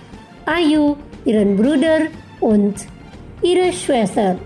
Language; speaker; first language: German; non-native, fluent; Indonesian